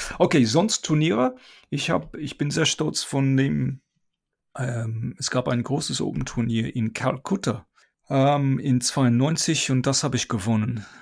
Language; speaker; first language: German; non-native, fluent; English